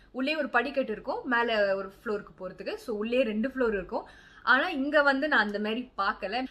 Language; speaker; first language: Tamil; early bilingual, heritage; Tamil